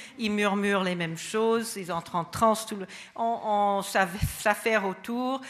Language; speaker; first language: French; non-native, fluent; English